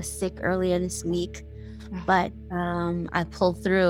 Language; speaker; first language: English; native; English